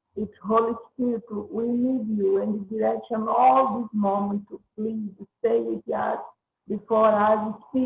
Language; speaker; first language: English; non-native, learner; Portuguese